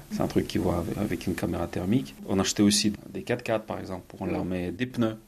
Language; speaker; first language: French; non-native, fluent; Ukrainian